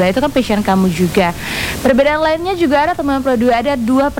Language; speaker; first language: Indonesian; native; Indonesian